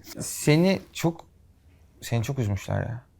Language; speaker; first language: Turkish; native; Turkish